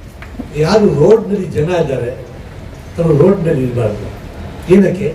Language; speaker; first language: Kannada; non-native, local second language; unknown